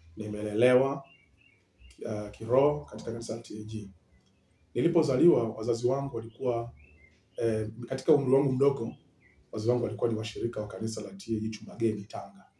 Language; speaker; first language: Swahili; native; Swahili